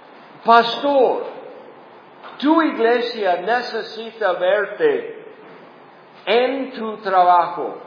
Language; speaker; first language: Spanish; non-native, fluent; English